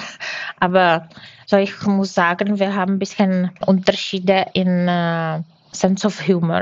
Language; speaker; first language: German; non-native, fluent; Czech